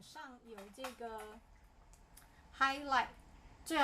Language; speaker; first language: Chinese; native; Chinese